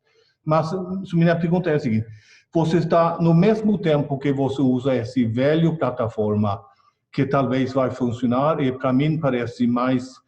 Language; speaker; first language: Portuguese; non-native, fluent; Swedish